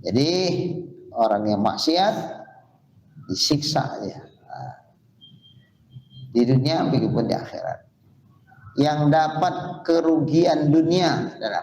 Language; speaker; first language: Indonesian; native; Indonesian